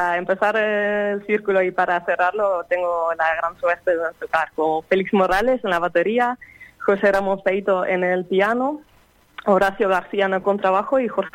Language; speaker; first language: Spanish; non-native, fluent; Dutch